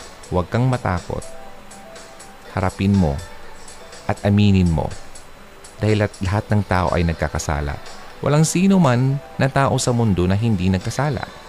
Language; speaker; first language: Filipino; native; Filipino